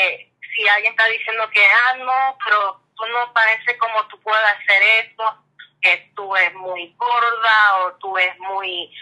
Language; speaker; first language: Spanish; early bilingual, heritage; English